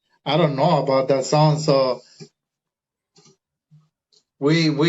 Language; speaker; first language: English; early bilingual, other home language; Spanish